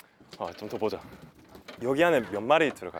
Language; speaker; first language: Korean; non-native, fluent; English